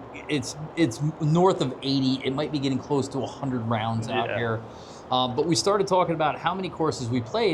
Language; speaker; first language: English; native; English